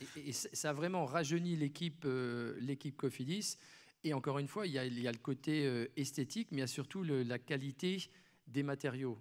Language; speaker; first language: French; native; French